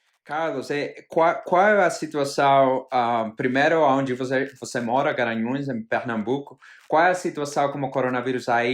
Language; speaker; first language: Portuguese; non-native, fluent; Spanish